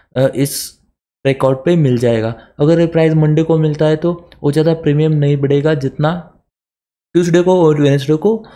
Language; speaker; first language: Hindi; non-native, local second language; Marathi